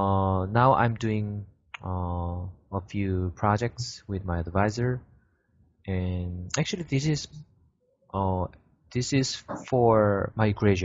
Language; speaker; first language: English; non-native, learner; Korean